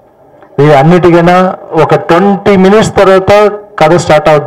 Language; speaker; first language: Telugu; non-native, fluent; Tamil